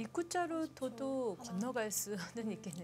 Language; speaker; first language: Korean; native; Korean